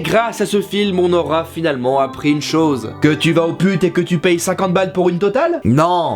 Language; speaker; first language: French; native; French